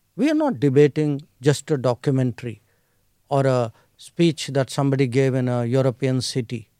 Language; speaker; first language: English; non-native, local second language; Hindi